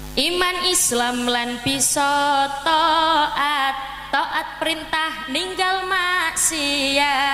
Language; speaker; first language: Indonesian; non-native, local second language; Javanese